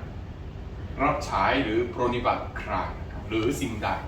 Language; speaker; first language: Thai; non-native, fluent; Korean